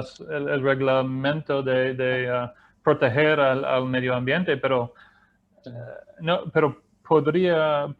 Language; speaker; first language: Spanish; non-native, fluent; English